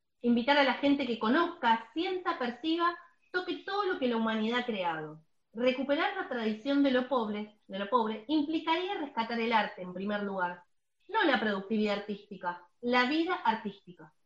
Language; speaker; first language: Spanish; native; Spanish